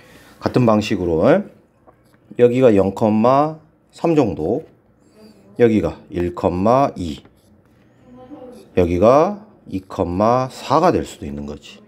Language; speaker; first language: Korean; native; Korean